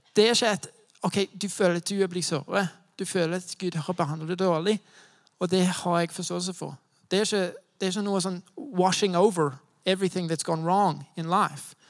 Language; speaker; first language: Norwegian; non-native, fluent; English